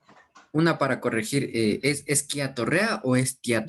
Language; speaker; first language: Spanish; native; Spanish